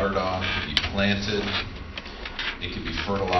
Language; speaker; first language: English; native; English